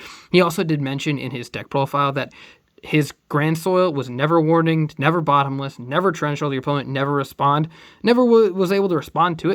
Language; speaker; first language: English; native; English